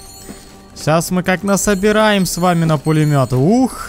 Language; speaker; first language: Russian; native; Russian